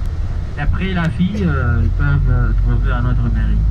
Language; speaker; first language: French; non-native, learner; Arabic